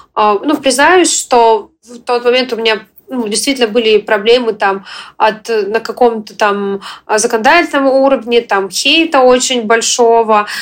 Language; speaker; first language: Russian; non-native, fluent; Ukrainian